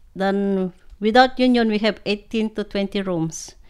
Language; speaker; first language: English; non-native, local second language; Iloko